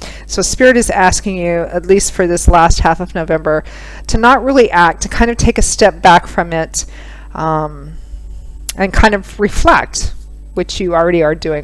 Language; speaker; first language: English; native; English